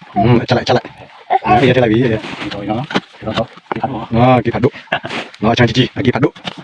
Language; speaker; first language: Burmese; non-native, local second language; S'gaw Karen